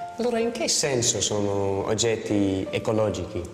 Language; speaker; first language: Italian; non-native, learner; English